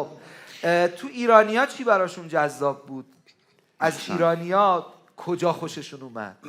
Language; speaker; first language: Persian; native; Persian